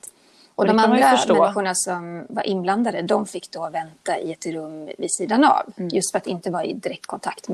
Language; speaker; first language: Swedish; native; Swedish